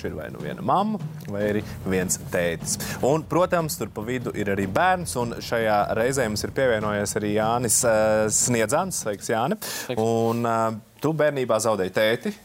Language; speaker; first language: Latvian; native; Latvian